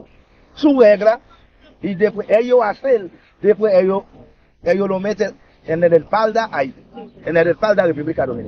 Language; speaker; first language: Spanish; non-native, learner; Haitian Creole